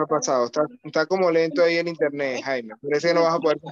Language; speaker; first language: Spanish; native; Spanish